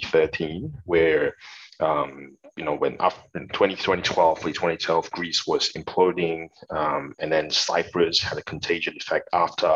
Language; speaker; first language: English; non-native, local second language; Chinese